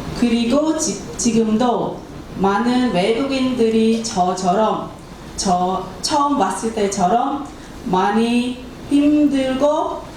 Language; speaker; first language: Korean; non-native, learner; Khmer